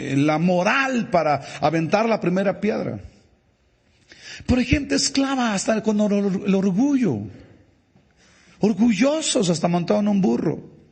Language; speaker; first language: Spanish; native; Spanish